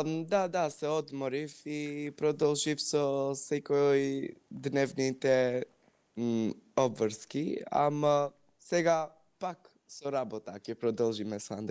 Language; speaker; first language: Macedonian; non-native, local second language; Albanian